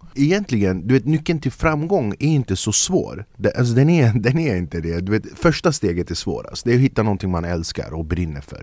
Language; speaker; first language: Swedish; early bilingual, other home language; Kurdish